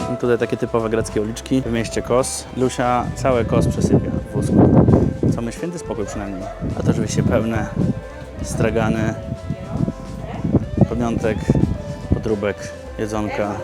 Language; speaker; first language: Polish; native; Polish